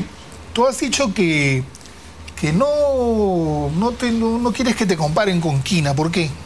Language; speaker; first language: Spanish; native; Spanish